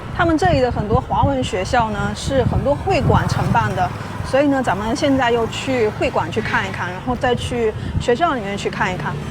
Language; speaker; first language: Chinese; native; Chinese